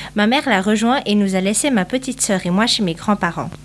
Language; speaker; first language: French; early bilingual, other home language; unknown